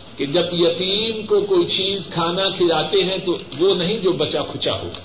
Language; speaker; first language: Urdu; non-native, local second language; Punjabi